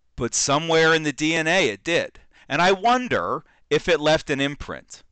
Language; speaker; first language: English; native; English